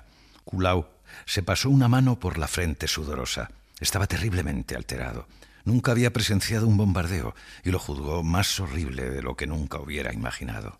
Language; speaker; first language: Spanish; native; Spanish